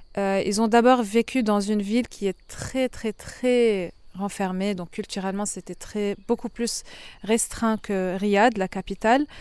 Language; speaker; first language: French; non-native, fluent; Arabic